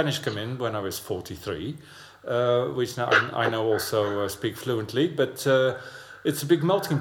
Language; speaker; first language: English; non-native, fluent; Dutch